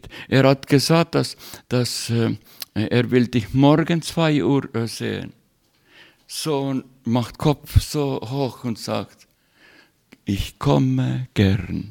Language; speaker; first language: German; non-native, learner; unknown